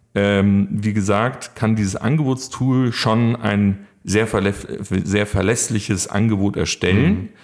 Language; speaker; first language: German; native; German